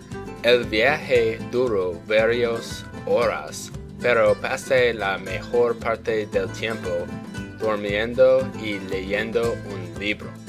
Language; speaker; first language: Spanish; non-native, learner; English